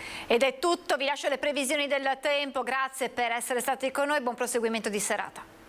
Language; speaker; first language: Italian; native; Italian